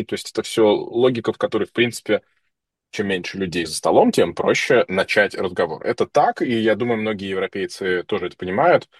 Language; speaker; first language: Russian; native; Russian